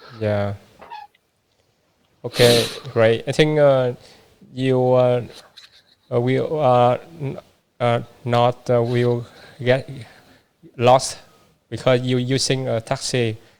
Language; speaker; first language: English; non-native, learner; Vietnamese